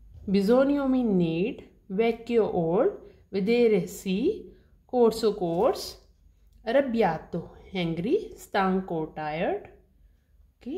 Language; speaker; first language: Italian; non-native, learner; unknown